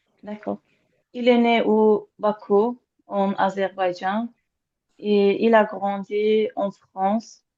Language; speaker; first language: French; non-native, learner; Azerbaijani